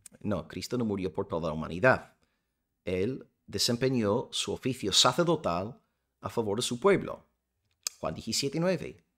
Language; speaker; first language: Spanish; non-native, fluent; English